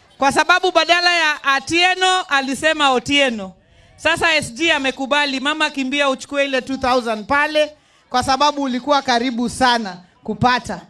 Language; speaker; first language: Swahili; non-native, local second language; Luo (Kenya and Tanzania)